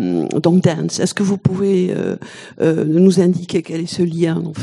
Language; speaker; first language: French; native; French